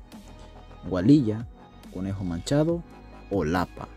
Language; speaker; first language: Spanish; native; Spanish